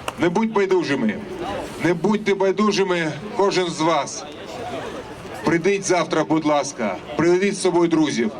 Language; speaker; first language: Ukrainian; non-native, local second language; Russian